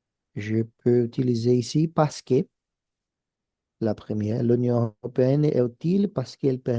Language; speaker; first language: French; non-native, fluent; Portuguese